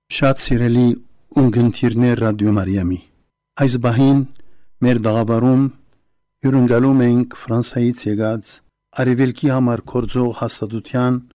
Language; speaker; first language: Armenian; early bilingual, heritage; Armenian